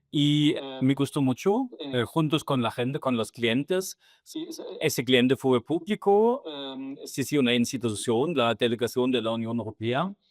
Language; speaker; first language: Spanish; non-native, fluent; German